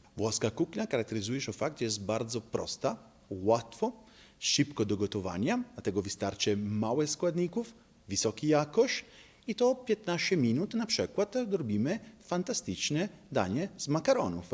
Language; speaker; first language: Polish; non-native, learner; Italian